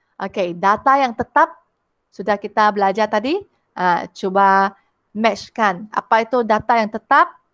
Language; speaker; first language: Malay; non-native, local second language; Chinese